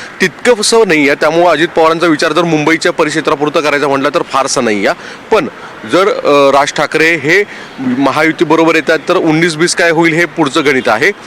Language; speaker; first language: Marathi; native; Marathi